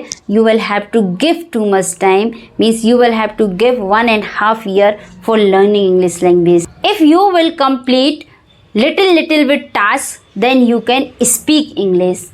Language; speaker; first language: English; non-native, learner; Hindi